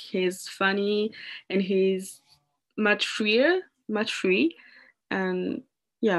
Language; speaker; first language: English; non-native, fluent; French